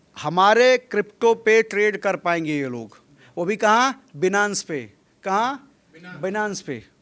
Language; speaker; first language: Hindi; native; Hindi